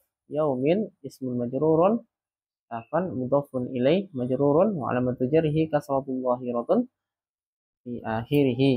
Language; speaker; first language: Arabic; non-native, fluent; Indonesian